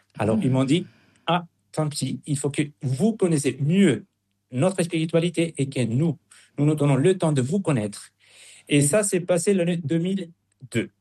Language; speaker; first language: French; non-native, fluent; Spanish